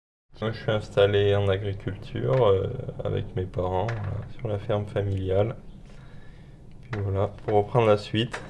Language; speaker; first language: French; native; French